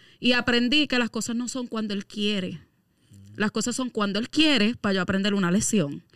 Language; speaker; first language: Spanish; native; Spanish